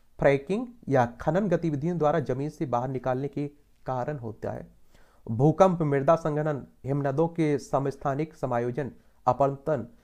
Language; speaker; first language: Hindi; native; Hindi